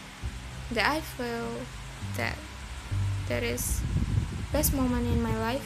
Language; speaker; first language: English; non-native, learner; Indonesian